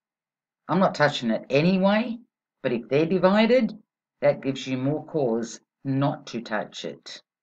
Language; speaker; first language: English; native; English